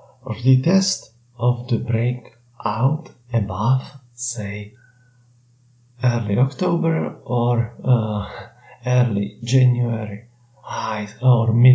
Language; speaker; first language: English; non-native, fluent; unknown